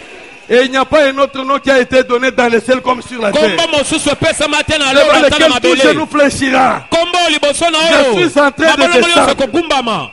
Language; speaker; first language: French; non-native, local second language; Lingala